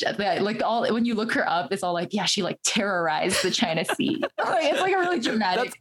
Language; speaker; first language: English; early bilingual, other home language; Chinese